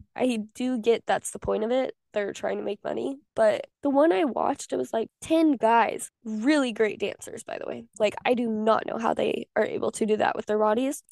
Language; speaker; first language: English; native; English